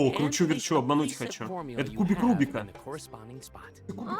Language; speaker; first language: Russian; native; Russian